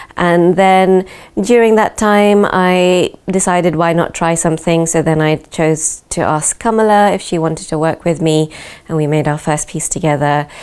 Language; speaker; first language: English; native; English